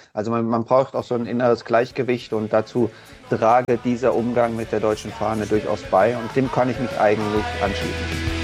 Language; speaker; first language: German; native; German